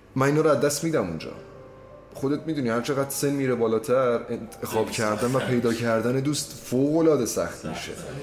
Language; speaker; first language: Persian; non-native, local second language; Azerbaijani